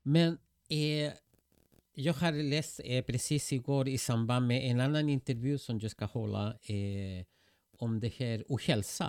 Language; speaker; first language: Swedish; non-native, fluent; Spanish